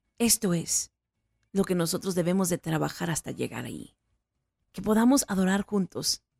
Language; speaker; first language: Spanish; early bilingual, heritage; Spanish